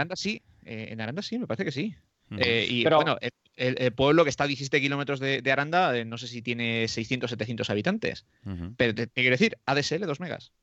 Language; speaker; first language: Spanish; native; Spanish